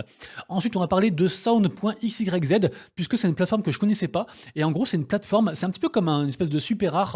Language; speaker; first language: French; native; French